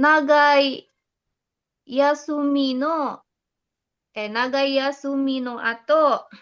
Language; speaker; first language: Japanese; non-native, learner; Indonesian